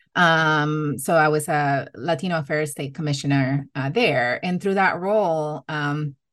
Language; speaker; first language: English; non-native, fluent; Spanish